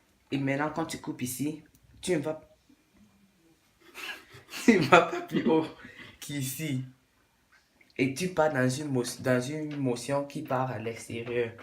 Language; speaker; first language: French; non-native, local second language; English